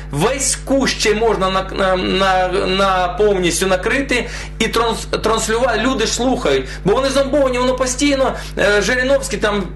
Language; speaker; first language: Ukrainian; non-native, local second language; Russian